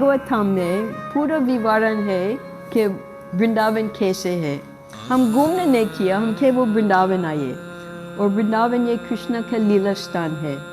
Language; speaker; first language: Hindi; non-native, learner; English